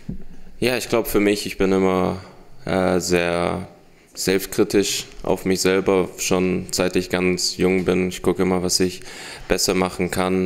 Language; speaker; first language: German; early bilingual, heritage; German